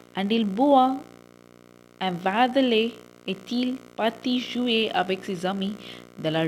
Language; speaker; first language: French; non-native, learner; Tamil